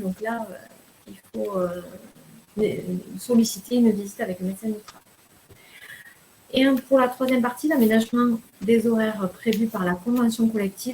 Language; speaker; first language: French; native; French